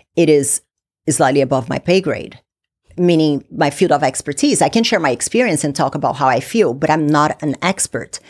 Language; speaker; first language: English; non-native, fluent; Portuguese